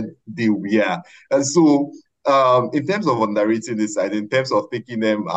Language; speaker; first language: English; non-native, local second language; Igbo